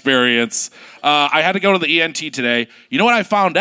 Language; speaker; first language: English; native; English